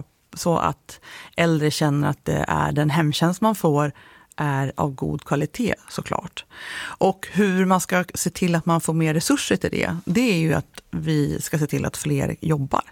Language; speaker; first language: Swedish; native; Swedish